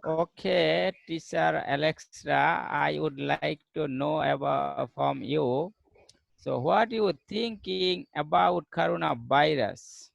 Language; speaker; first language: English; non-native, learner; Bangla